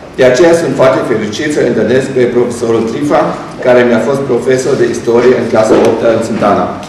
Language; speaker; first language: Romanian; non-native, local second language; German